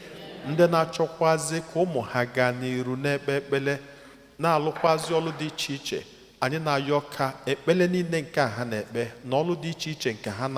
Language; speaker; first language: Igbo; native; Igbo